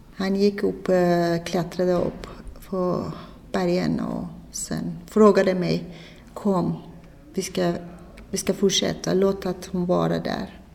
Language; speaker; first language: Swedish; non-native, fluent; Persian